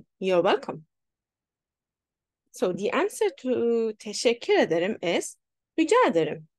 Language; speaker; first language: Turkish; non-native, fluent; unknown